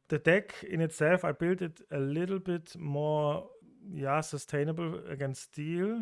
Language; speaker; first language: English; non-native, fluent; German